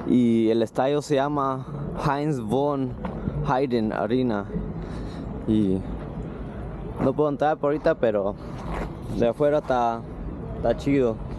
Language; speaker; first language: Spanish; early bilingual, heritage; Spanish